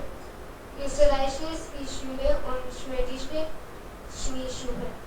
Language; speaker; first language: German; non-native, learner; Hindi